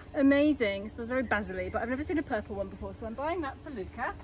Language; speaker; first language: English; native; English